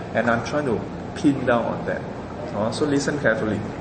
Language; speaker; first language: English; non-native, local second language; Chinese